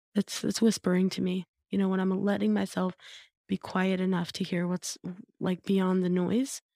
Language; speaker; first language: English; native; English